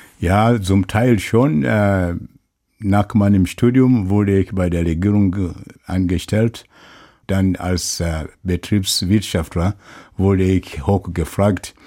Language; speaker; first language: German; non-native, learner; Swahili